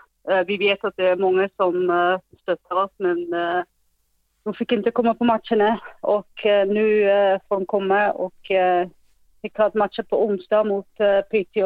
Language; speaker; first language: Swedish; non-native, fluent; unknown